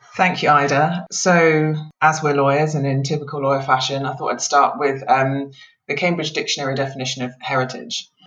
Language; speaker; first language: English; native; English